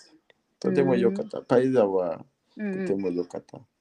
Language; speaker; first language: Japanese; non-native, learner; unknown